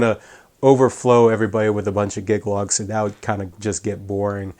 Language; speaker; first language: English; native; English